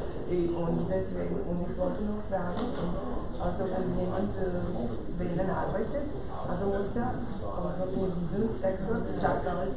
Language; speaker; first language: German; non-native, fluent; Serbian